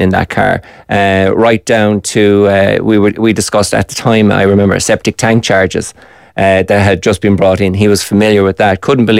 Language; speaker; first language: English; native; English